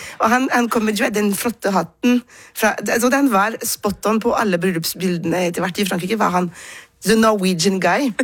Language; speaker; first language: Norwegian; non-native, fluent; French